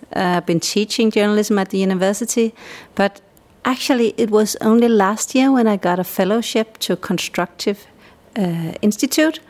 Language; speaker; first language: English; non-native, fluent; Danish